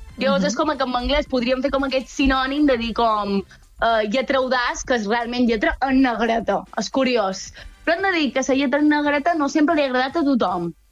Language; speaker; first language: Catalan; native; Catalan